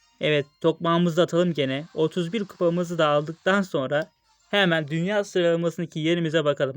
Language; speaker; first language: Turkish; native; Turkish